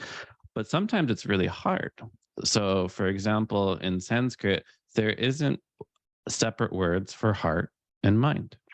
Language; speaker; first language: English; native; English